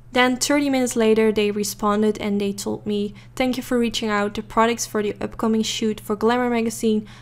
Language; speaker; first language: English; non-native, fluent; Dutch